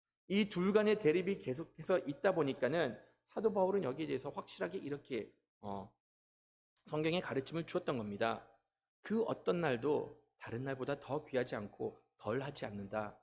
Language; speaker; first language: Korean; native; Korean